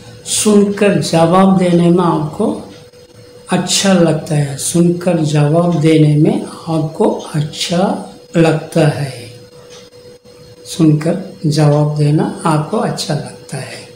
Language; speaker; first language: Hindi; non-native, local second language; Tamil